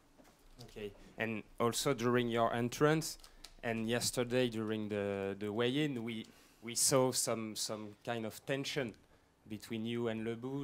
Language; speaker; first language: English; non-native, fluent; French